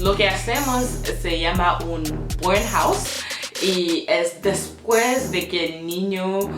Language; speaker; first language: Spanish; non-native, fluent; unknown